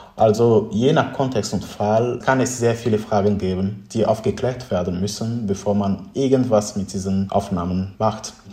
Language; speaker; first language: German; non-native, fluent; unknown